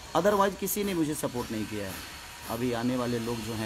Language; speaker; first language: Hindi; native; Hindi